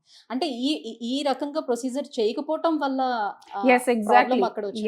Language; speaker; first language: Telugu; native; Telugu